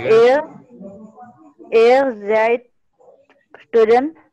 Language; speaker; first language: German; non-native, learner; Indonesian